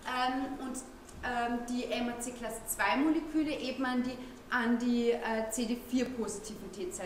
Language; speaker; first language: German; native; German